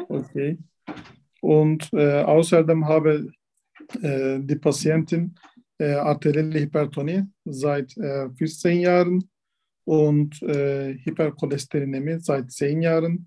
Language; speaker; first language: German; non-native, learner; Turkish